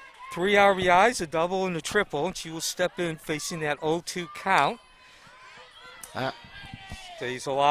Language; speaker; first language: English; native; English